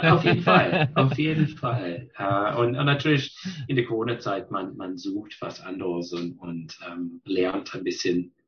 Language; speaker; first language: German; non-native, fluent; English